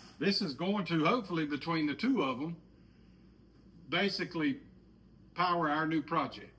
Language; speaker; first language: English; native; English